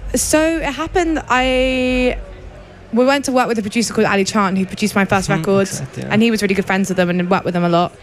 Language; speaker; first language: English; native; English